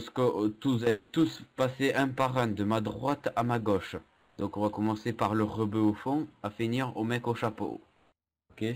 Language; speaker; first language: French; native; French